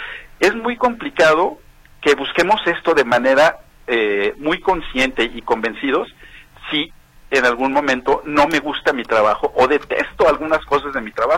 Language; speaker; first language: Spanish; native; Spanish